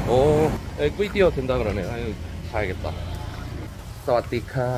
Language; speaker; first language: Korean; native; Korean